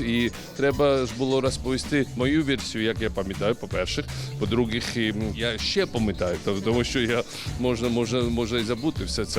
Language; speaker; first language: Ukrainian; non-native, learner; Georgian